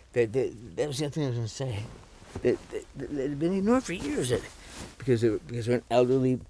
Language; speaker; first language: English; native; English